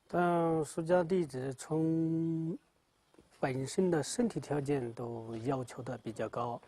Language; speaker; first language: Chinese; native; Chinese